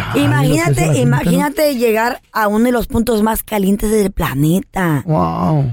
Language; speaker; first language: Spanish; early bilingual, heritage; Spanish